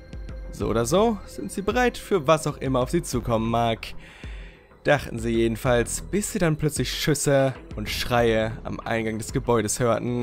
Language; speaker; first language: German; native; German